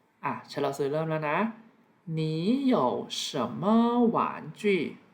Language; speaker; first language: Chinese; non-native, fluent; Thai